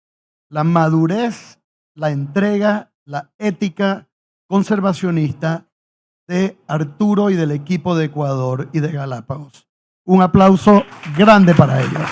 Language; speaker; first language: Spanish; native; Spanish